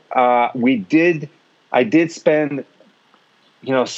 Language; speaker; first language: English; non-native, fluent; Hebrew